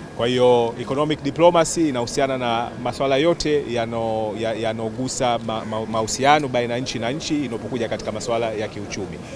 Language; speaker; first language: Swahili; native; Swahili